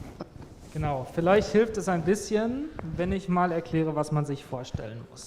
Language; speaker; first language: German; native; German